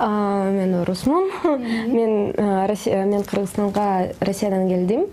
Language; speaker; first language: Kyrgyz; non-native, fluent; Russian